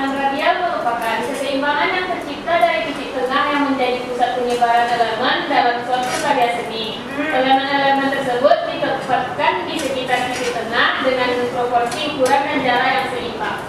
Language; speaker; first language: Indonesian; native; Indonesian